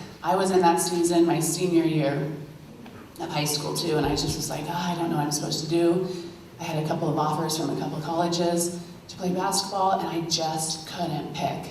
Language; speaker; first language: English; native; English